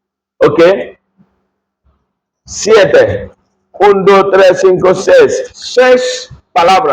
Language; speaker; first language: Spanish; non-native, learner; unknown